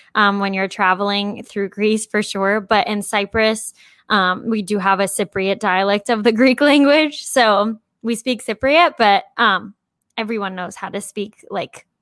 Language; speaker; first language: English; early bilingual, heritage; English